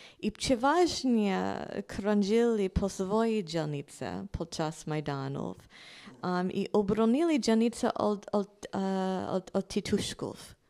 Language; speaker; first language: Polish; non-native, fluent; English